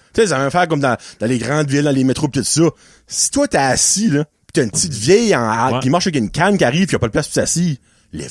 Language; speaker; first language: French; native; French